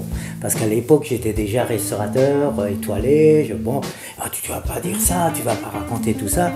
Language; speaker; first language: French; native; French